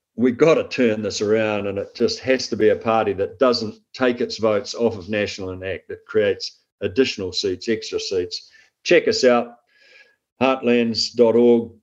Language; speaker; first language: English; native; English